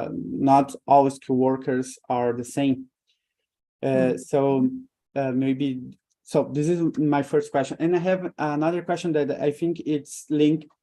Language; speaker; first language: English; non-native, fluent; Portuguese